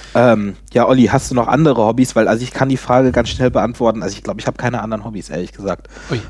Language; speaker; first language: German; native; German